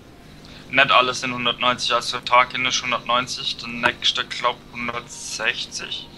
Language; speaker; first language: German; native; German